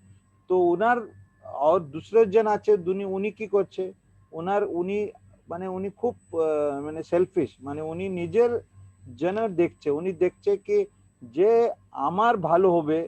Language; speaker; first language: Bangla; non-native, learner; Hindi